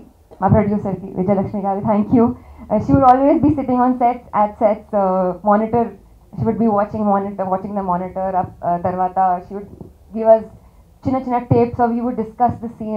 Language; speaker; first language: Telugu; non-native, learner; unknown